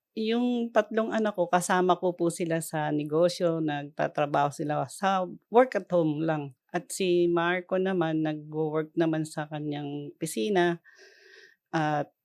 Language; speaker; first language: Filipino; native; Filipino